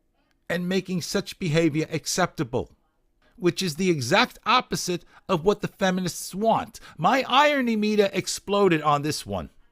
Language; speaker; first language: English; native; English